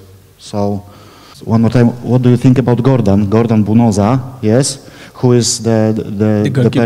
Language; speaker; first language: English; non-native, learner; Polish